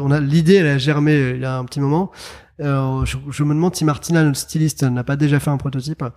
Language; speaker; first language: French; early bilingual, other home language; Arabic